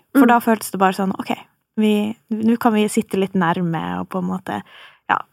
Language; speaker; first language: Norwegian; native; Norwegian